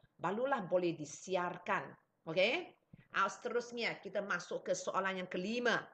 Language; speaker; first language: Malay; non-native, local second language; Chinese